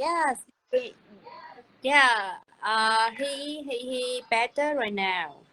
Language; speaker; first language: English; non-native, learner; Vietnamese